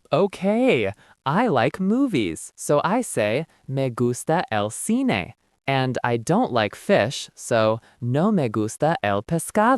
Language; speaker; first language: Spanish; non-native, learner; English